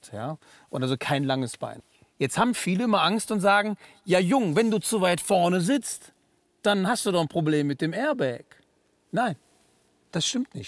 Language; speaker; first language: German; native; German